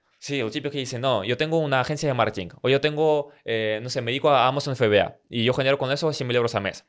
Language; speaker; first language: Spanish; early bilingual, other home language; Russian